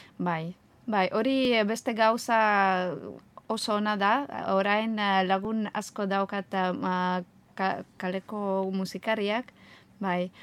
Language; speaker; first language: Basque; non-native, learner; Ukrainian